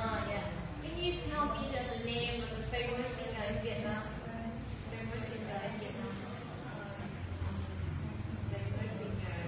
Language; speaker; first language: English; non-native, fluent; Vietnamese